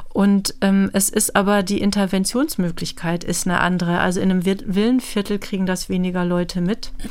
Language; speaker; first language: German; native; German